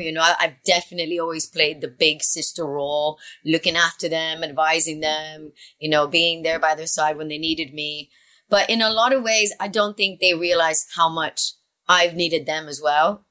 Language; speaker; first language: English; early bilingual, other home language; Spanish